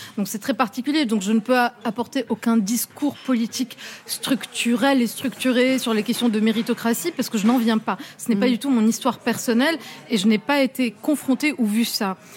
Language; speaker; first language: French; non-native, local second language; Arabic